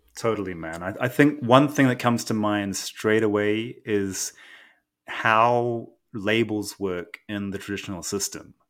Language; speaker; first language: English; native; English